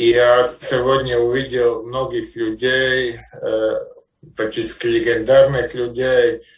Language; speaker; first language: Russian; non-native, fluent; Latvian